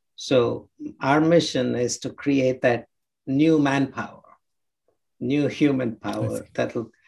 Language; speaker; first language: English; non-native, local second language; Telugu